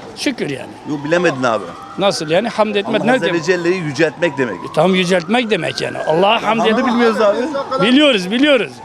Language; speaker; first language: Turkish; native; Turkish